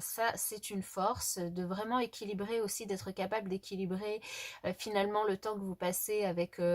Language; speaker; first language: French; native; French